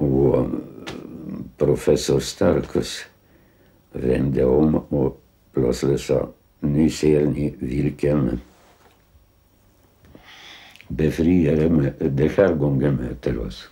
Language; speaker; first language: Swedish; non-native, fluent; Lithuanian